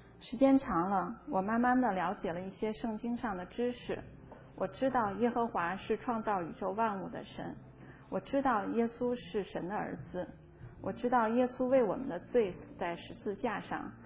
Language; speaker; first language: Chinese; native; Chinese